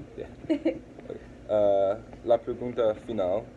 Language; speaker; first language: Spanish; non-native, learner; English